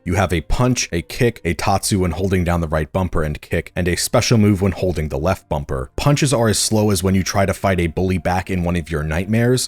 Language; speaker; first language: English; native; English